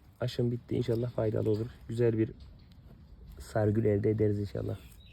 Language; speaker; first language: Turkish; native; Turkish